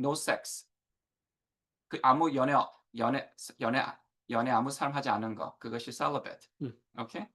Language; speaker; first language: Korean; non-native, learner; English